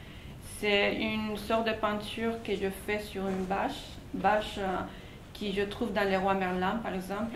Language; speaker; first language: French; non-native, fluent; Spanish